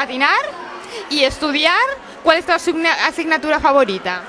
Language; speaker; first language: Spanish; native; Spanish